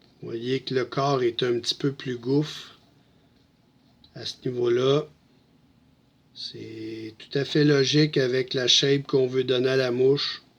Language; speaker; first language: French; native; French